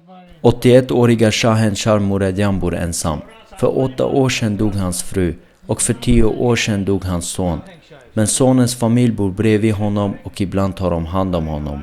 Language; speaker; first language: Swedish; early bilingual, other home language; Armenian